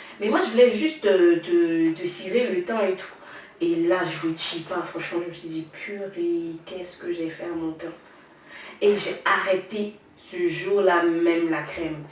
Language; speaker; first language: French; native; French